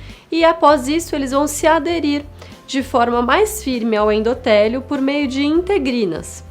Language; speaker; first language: Portuguese; native; Portuguese